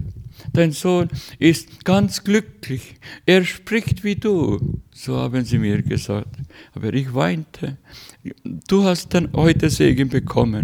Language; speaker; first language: German; non-native, learner; Estonian